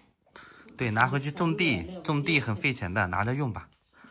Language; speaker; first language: Chinese; native; Chinese